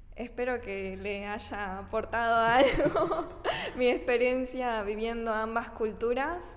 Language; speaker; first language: Spanish; early bilingual, other home language; Japanese